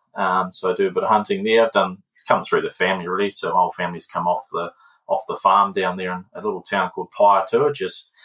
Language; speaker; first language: English; native; English